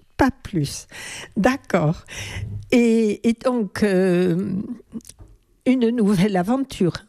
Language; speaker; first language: French; native; French